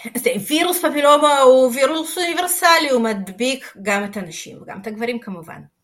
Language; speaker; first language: Hebrew; non-native, fluent; Russian